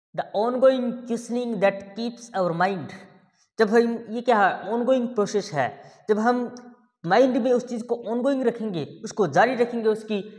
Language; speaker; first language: Hindi; native; Hindi